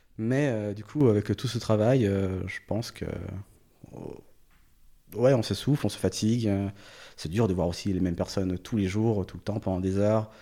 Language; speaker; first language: French; early bilingual, other home language; Portuguese